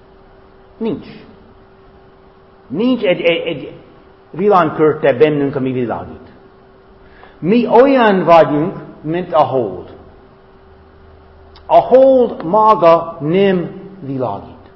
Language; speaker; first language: Hungarian; non-native, fluent; English